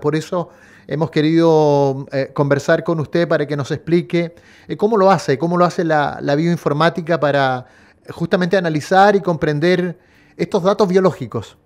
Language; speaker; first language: Spanish; native; Spanish